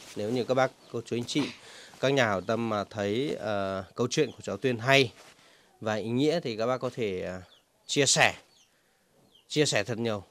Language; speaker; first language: Vietnamese; non-native, local second language; Hmong